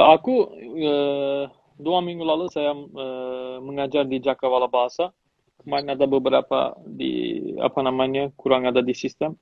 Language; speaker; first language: Indonesian; non-native, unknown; Turkish